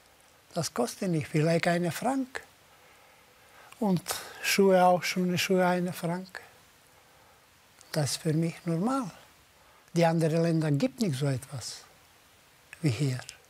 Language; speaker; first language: German; non-native, learner; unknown